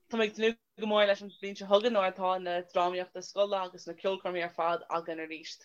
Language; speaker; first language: Irish; non-native, local second language; English